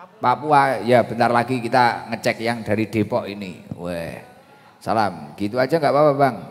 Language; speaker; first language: Indonesian; native; Indonesian